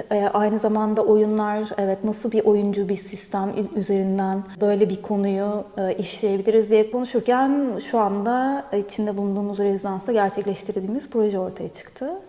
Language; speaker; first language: Turkish; native; Turkish